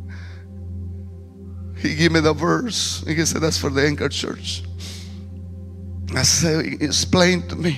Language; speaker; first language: English; non-native, fluent; Spanish